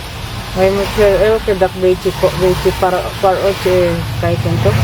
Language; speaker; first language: Dutch; non-native, learner; Filipino